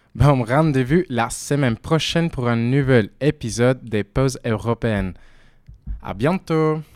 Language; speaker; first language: French; non-native, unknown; Italian